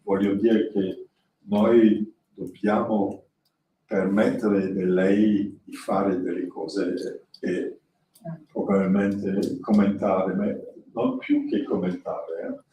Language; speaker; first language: Italian; non-native, learner; French